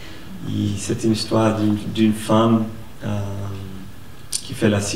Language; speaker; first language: French; non-native, fluent; Portuguese